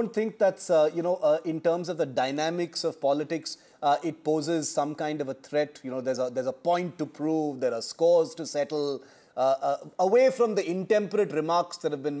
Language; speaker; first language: English; non-native, local second language; Tamil